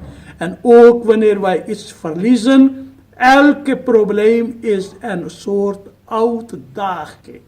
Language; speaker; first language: Dutch; non-native, fluent; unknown